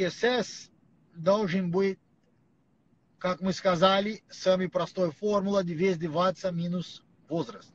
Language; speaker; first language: Russian; non-native, learner; Portuguese